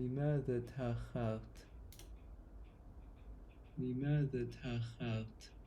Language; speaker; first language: Arabic; non-native, learner; English